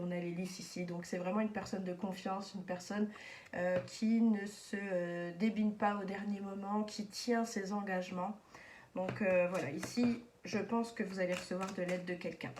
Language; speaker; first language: French; native; French